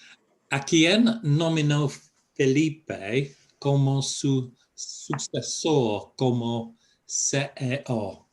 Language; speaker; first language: Spanish; non-native, fluent; English